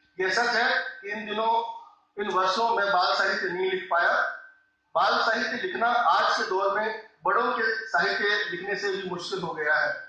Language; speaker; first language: Hindi; non-native, local second language; Rajasthani